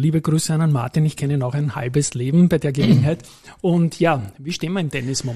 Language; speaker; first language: German; native; German